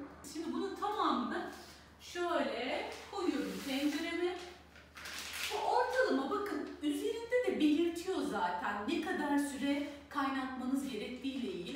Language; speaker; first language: Turkish; native; Turkish